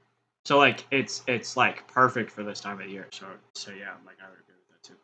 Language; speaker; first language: English; native; English